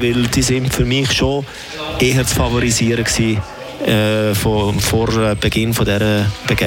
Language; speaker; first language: German; native; German